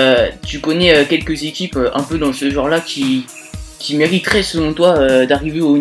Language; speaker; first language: French; native; French